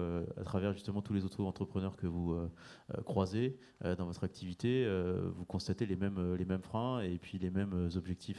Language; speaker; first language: French; native; French